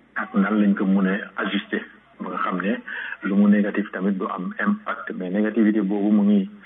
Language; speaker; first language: French; non-native, local second language; Wolof